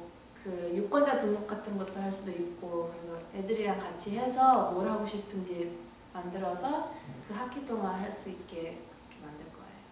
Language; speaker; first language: Korean; early bilingual, heritage; English